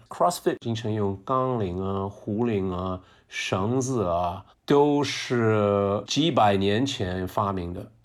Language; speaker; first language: Chinese; non-native, fluent; English